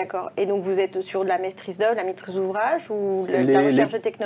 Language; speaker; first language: French; native; French